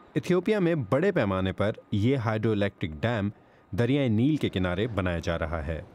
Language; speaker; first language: Urdu; native; Urdu